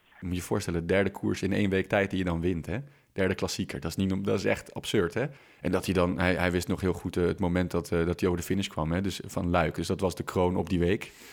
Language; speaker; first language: Dutch; native; Dutch